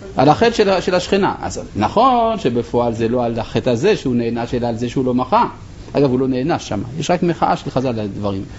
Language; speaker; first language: Hebrew; non-native, fluent; French